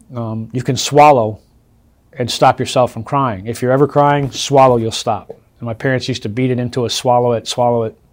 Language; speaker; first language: English; native; English